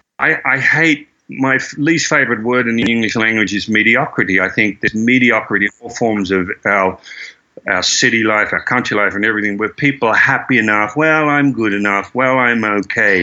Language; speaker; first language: English; native; English